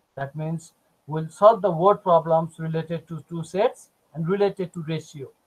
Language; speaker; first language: English; non-native, local second language; Nepali